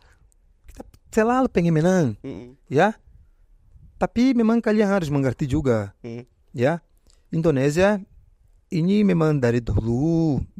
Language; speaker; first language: Indonesian; non-native, fluent; Portuguese